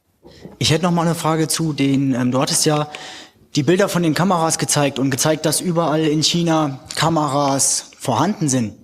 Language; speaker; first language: German; native; German